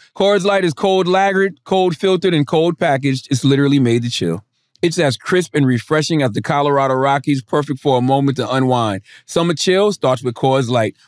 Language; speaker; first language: English; native; English